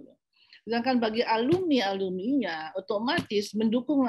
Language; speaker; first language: Indonesian; native; Indonesian